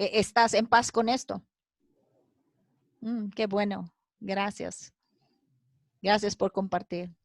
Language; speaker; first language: Spanish; non-native, fluent; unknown